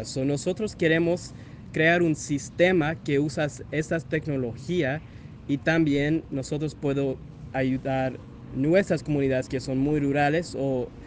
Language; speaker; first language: Spanish; non-native, learner; English